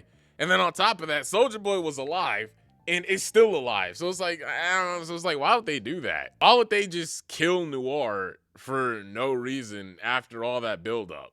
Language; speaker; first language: English; native; English